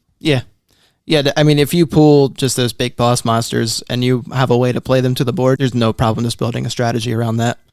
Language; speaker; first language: English; native; English